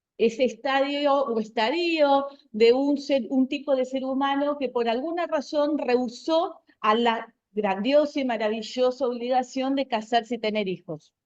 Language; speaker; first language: Spanish; native; Spanish